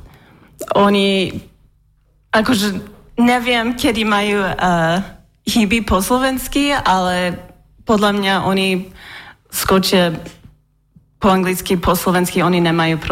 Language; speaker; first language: Slovak; non-native, learner; English